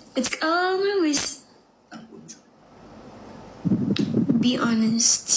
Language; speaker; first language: English; non-native, learner; Amharic